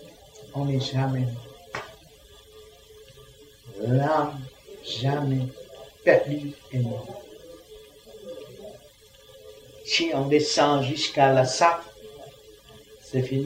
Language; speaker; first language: French; non-native, learner; Vietnamese